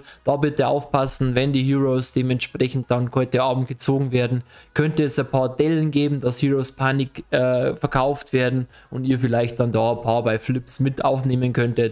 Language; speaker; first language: German; native; German